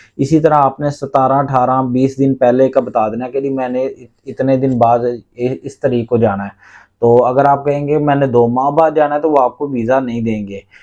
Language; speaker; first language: Urdu; non-native, local second language; Punjabi